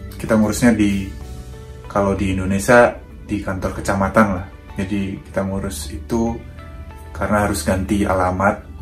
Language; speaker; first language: Indonesian; native; Indonesian